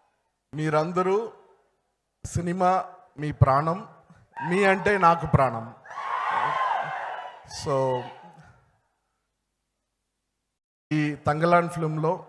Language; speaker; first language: Telugu; non-native, learner; Tamil